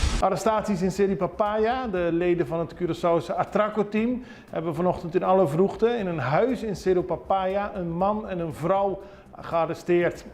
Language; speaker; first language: Dutch; non-native, local second language; Papiamento